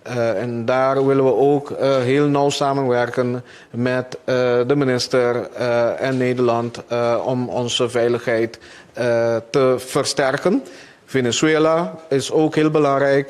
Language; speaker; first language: Dutch; non-native, local second language; Papiamento